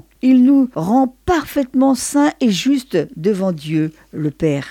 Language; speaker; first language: French; native; French